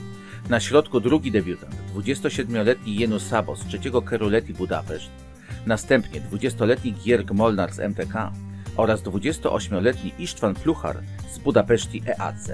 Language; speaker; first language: Polish; native; Polish